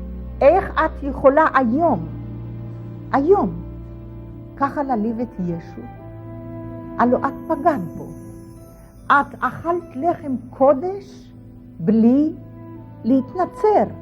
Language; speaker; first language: Hebrew; non-native, fluent; Polish